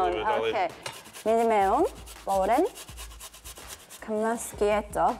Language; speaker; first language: Welsh; non-native, learner; Japanese